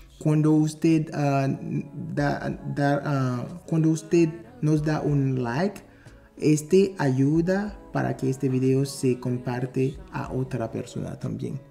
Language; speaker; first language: Spanish; non-native, fluent; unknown